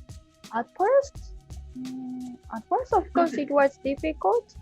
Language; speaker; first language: English; non-native, fluent; Japanese